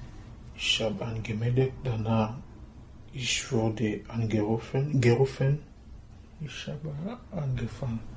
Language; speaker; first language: German; non-native, learner; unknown